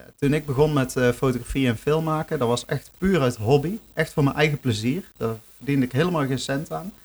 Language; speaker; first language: Dutch; native; Dutch